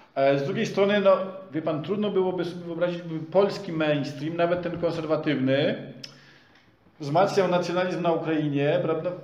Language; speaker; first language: Polish; native; Polish